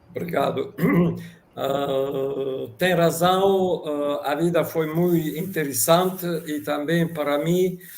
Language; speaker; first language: Portuguese; non-native, fluent; Russian